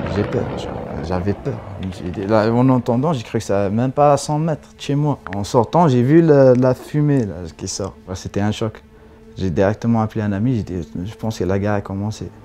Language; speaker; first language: French; non-native, local second language; Arabic